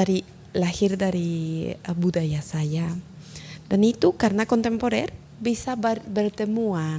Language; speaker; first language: Indonesian; non-native, learner; Spanish